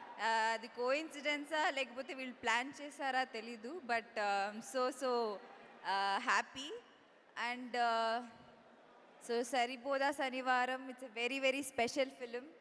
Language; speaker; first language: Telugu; non-native, learner; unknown